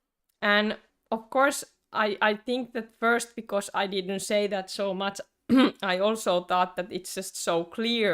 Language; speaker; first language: English; non-native, fluent; Finnish